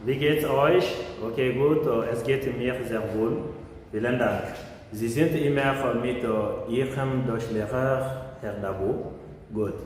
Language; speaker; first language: German; non-native, fluent; Bambara